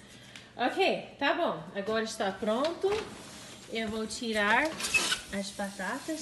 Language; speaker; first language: Portuguese; non-native, learner; English